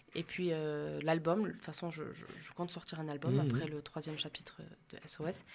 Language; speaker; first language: French; native; French